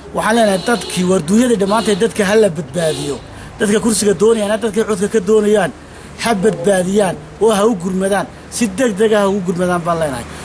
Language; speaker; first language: Somali; native; Somali